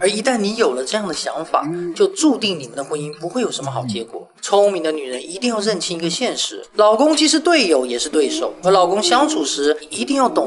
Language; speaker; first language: Chinese; native; Chinese